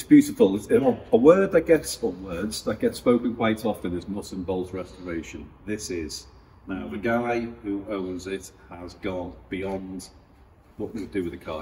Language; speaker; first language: English; native; English